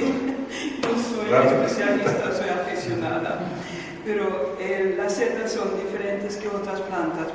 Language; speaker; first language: Spanish; non-native, fluent; Swedish